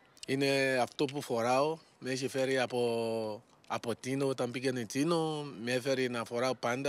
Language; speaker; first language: Greek; non-native, learner; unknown